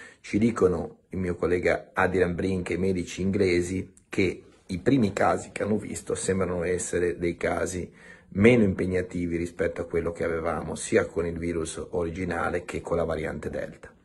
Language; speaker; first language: Italian; native; Italian